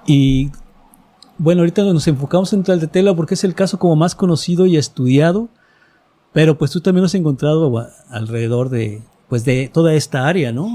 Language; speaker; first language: Spanish; native; Spanish